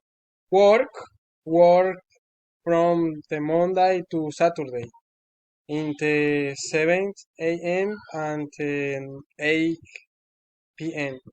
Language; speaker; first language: English; non-native, learner; Spanish